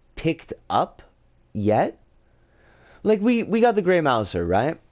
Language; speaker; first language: English; native; English